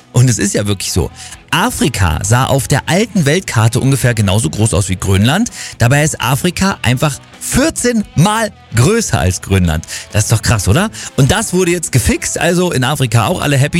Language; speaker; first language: German; native; German